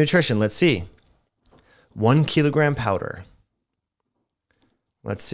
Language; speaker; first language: English; native; English